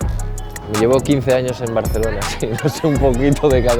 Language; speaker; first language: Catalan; non-native, learner; Spanish